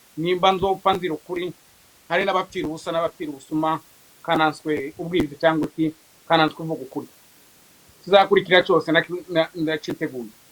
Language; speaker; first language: Kinyarwanda; native; Kinyarwanda